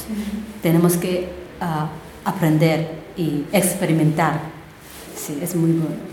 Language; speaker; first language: Spanish; non-native, learner; Korean